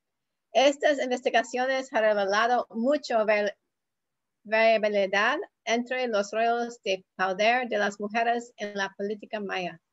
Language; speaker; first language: Spanish; non-native, learner; English